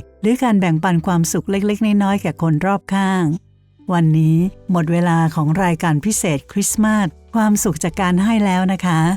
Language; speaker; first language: Thai; native; Thai